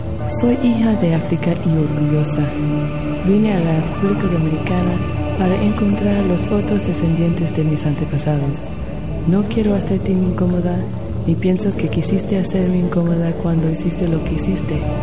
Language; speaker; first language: Spanish; non-native, fluent; English